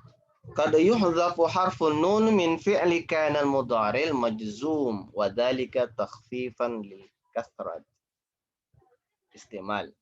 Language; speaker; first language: Arabic; non-native, fluent; Indonesian